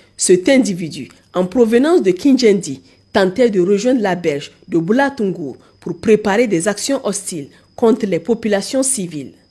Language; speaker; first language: French; non-native, local second language; Hausa